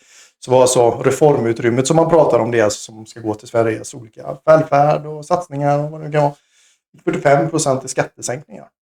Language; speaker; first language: Swedish; native; Swedish